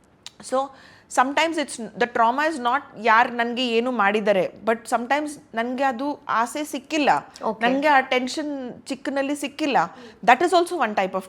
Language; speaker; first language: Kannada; non-native, local second language; Hindi